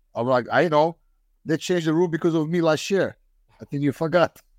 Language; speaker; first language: English; non-native, fluent; Polish